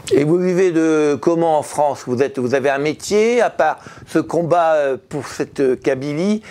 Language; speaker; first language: French; native; French